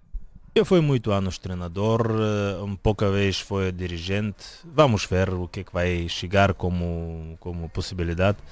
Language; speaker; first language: Portuguese; non-native, fluent; Bulgarian